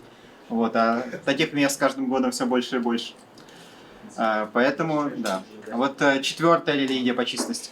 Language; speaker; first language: Russian; native; Russian